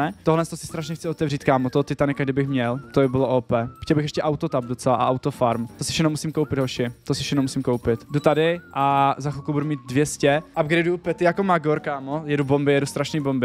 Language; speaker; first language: Czech; native; Czech